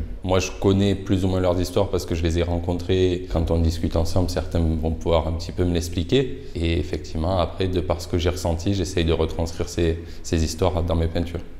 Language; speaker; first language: French; native; French